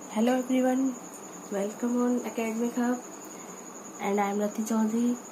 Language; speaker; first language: English; non-native, local second language; Hindi